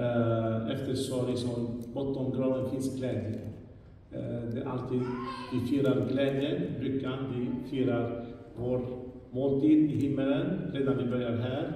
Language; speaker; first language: Swedish; non-native, fluent; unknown